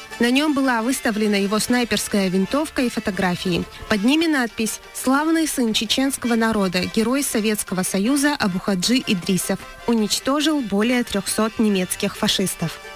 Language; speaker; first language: Russian; non-native, local second language; Chechen